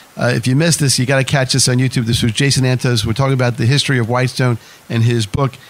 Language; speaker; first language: English; native; English